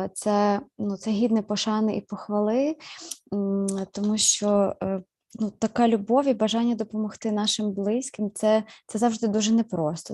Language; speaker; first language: Ukrainian; native; Ukrainian